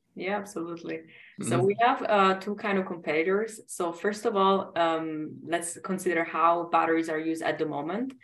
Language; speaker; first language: English; non-native, fluent; Italian